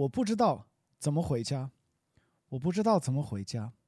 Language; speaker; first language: Chinese; non-native, fluent; English